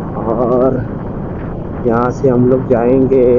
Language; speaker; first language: Hindi; non-native, local second language; Marathi